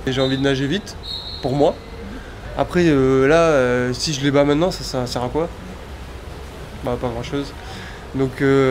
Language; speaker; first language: French; native; French